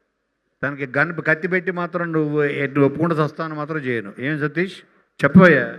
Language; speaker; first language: Telugu; native; Telugu